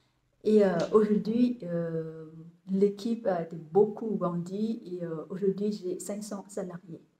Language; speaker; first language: French; non-native, fluent; Vietnamese